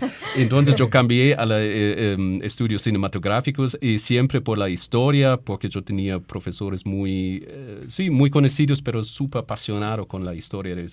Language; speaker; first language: Spanish; non-native, fluent; German